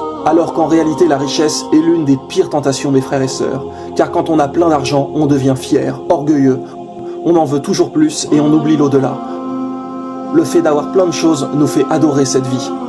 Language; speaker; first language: French; native; French